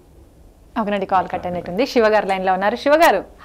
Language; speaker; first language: Telugu; native; Telugu